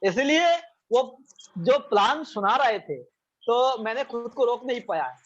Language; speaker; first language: Hindi; non-native, local second language; Bangla